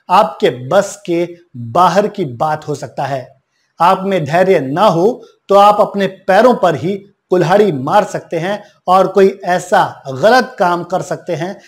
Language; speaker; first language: Hindi; native; Hindi